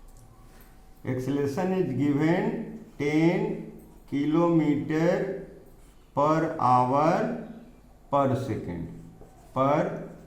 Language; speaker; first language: English; non-native, local second language; Hindi